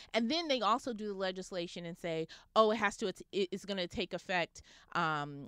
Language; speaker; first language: English; native; English